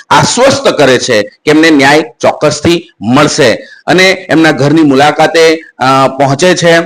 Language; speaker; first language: Gujarati; native; Gujarati